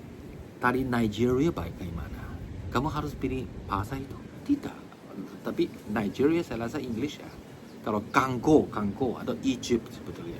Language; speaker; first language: Indonesian; non-native, fluent; Chinese